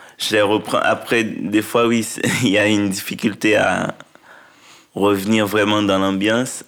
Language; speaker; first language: French; non-native, local second language; Haitian Creole